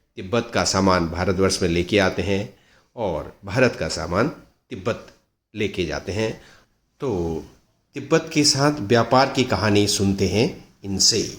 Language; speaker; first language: Hindi; non-native, local second language; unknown